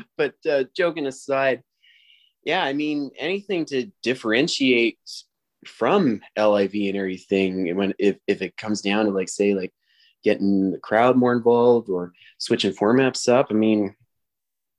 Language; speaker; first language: English; native; English